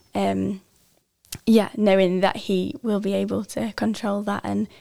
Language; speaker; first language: English; native; English